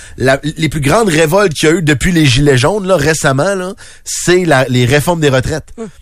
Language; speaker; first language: French; native; French